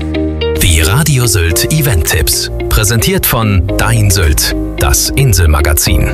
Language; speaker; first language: German; native; German